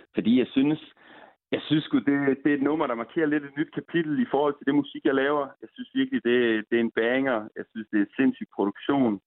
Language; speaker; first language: Danish; native; Danish